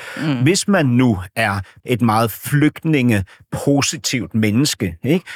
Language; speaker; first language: Danish; native; Danish